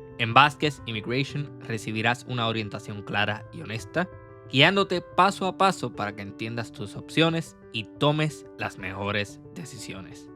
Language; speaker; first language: Spanish; native; Spanish